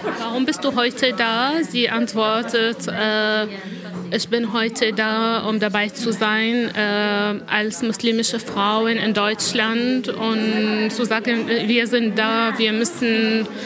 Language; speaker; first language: German; non-native, learner; Arabic